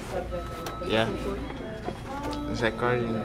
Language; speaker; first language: English; non-native, fluent; Portuguese